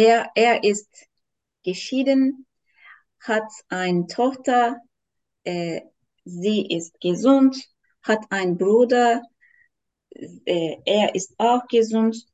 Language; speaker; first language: German; non-native, learner; Turkish